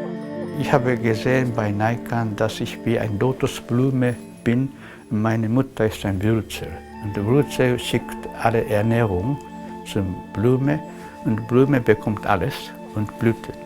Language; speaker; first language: German; non-native, learner; Japanese